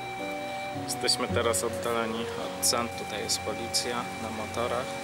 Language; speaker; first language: Polish; native; Polish